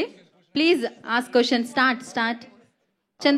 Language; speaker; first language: Telugu; native; Telugu